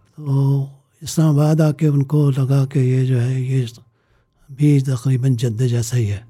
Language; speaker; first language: Urdu; native; Urdu